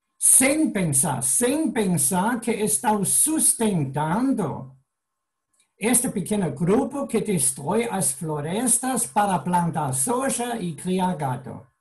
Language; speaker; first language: Portuguese; non-native, fluent; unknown